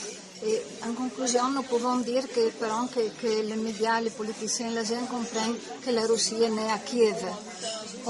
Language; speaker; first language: French; non-native, learner; Italian